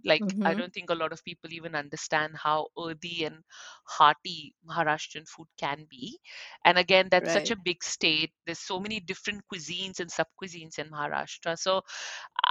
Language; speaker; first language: English; non-native, local second language; Punjabi